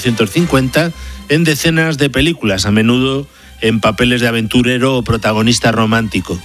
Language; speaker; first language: Spanish; native; Spanish